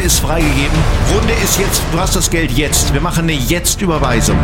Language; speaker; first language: German; native; German